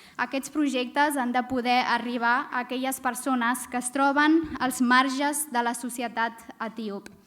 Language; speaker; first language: Catalan; early bilingual, other home language; Amharic